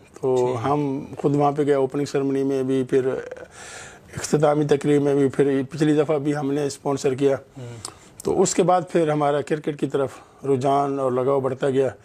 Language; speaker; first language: Urdu; non-native, local second language; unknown